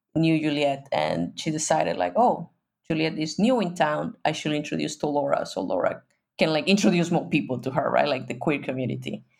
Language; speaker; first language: English; non-native, fluent; Spanish